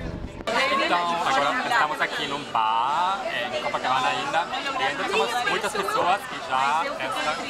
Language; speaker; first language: Portuguese; non-native, fluent; German